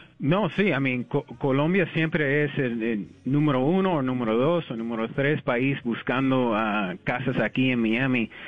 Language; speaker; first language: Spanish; early bilingual, heritage; English